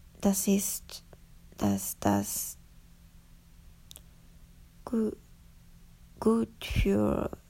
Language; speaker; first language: German; non-native, learner; Japanese